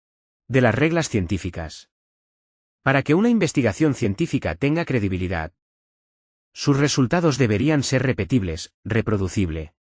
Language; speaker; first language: Spanish; non-native, fluent; Arabic